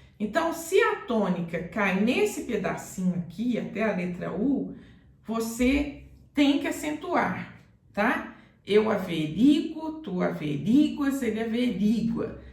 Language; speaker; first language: Portuguese; native; Portuguese